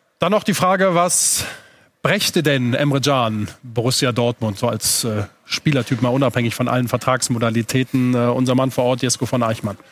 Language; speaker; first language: German; native; German